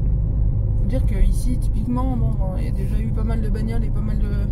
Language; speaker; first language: French; native; French